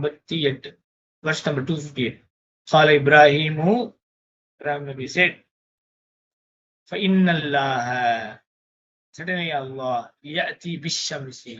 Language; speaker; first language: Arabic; non-native, fluent; Tamil